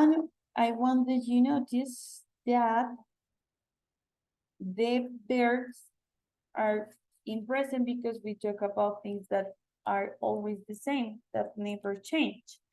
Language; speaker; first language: English; non-native, local second language; Spanish